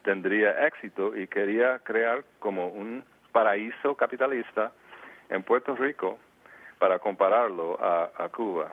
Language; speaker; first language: Spanish; early bilingual, heritage; Spanish